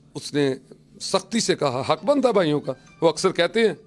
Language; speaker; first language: Urdu; non-native, local second language; Punjabi